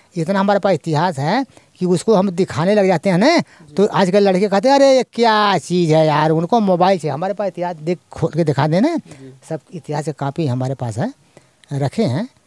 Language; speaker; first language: Hindi; native; Hindi